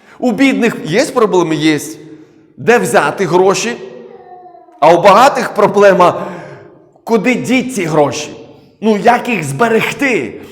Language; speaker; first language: Ukrainian; non-native, local second language; Russian